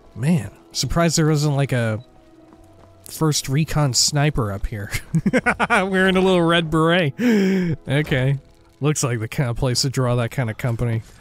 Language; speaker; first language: English; native; English